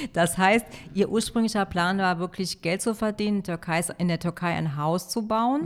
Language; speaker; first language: German; native; German